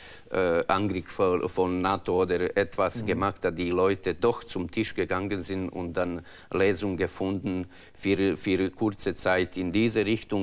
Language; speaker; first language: German; non-native, learner; Croatian